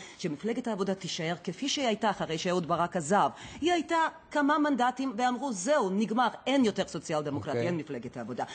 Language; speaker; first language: Hebrew; early bilingual, other home language; Georgian